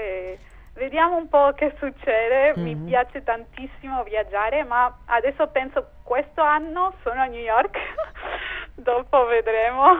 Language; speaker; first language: Italian; non-native, fluent; Spanish